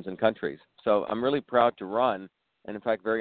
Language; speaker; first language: English; early bilingual, other home language; Tamil